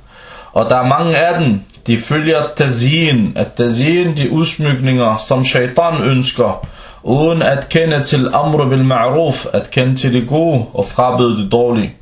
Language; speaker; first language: Danish; early bilingual, other home language; Arabic